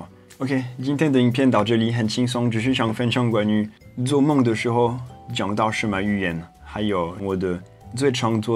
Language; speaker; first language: Chinese; non-native, fluent; French